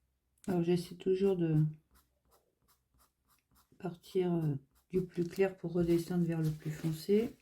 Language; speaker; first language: French; native; French